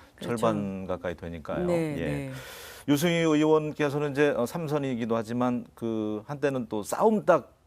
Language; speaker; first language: Korean; native; Korean